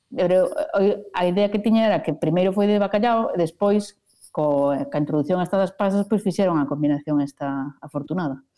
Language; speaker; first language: Galician; non-native, local second language; Spanish